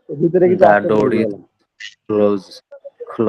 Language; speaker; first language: English; non-native, learner; Bangla